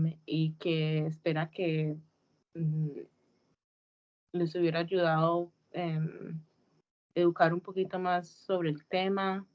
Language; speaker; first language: Spanish; early bilingual, heritage; English